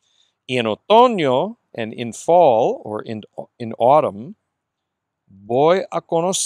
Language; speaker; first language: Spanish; non-native, fluent; English